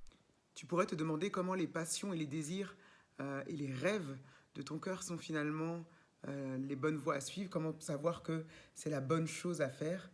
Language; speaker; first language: French; native; French